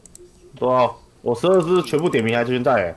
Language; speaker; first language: Chinese; native; Chinese